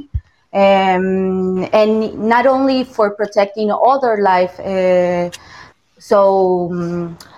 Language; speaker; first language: English; non-native, fluent; Spanish